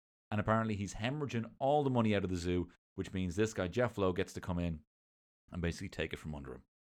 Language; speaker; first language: English; native; English